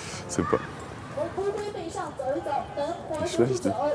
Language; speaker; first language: German; native; German